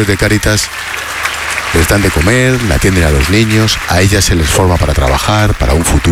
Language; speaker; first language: Spanish; native; Spanish